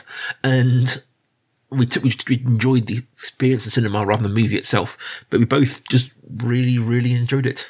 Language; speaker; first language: English; native; English